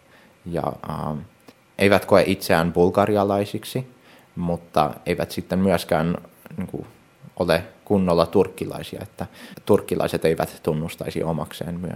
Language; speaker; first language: Finnish; early bilingual, heritage; Finnish